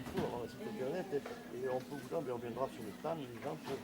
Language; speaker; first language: French; native; French